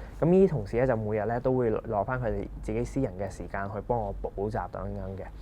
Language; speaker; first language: Cantonese; non-native, local second language; Punjabi